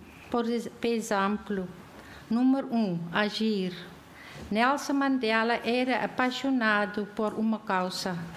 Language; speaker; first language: Portuguese; non-native, fluent; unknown